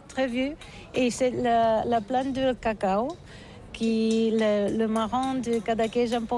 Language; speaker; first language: French; non-native, learner; Catalan